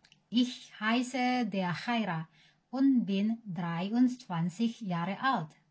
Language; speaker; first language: German; non-native, learner; Indonesian